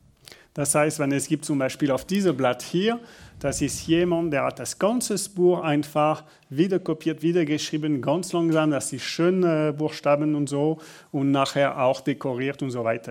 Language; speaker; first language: German; non-native, learner; French